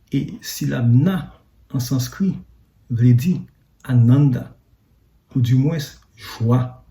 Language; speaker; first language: French; non-native, learner; Haitian Creole